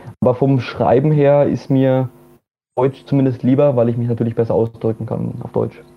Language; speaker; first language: German; native; German